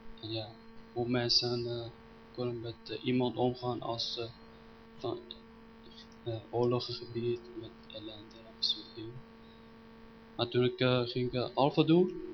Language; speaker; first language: Dutch; non-native, learner; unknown